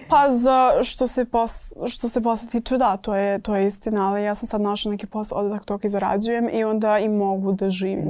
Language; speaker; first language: Serbian; non-native, fluent; English